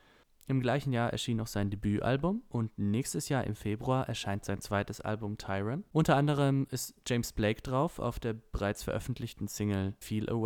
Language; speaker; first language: German; native; German